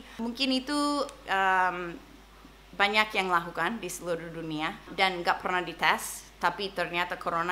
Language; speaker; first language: Indonesian; non-native, fluent; English